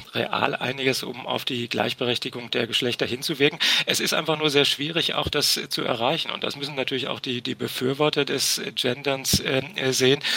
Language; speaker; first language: German; native; German